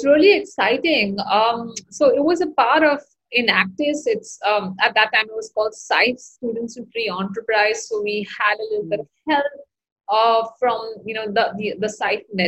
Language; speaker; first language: English; non-native, local second language; Hindi